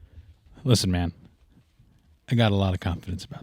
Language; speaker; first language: English; native; English